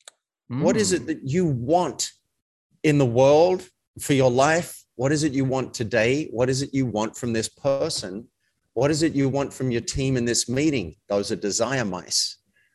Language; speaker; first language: English; native; English